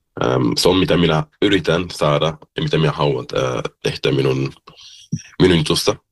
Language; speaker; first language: Finnish; early bilingual, heritage; German